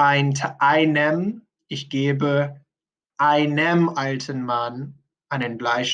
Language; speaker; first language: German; non-native, fluent; English